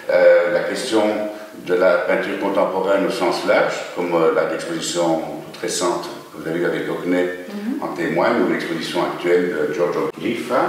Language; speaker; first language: French; native; French